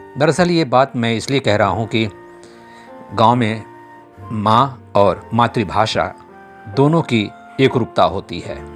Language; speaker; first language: Hindi; non-native, local second language; Bhojpuri